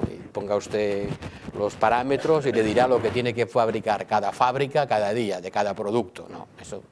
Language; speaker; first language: Spanish; non-native, local second language; Catalan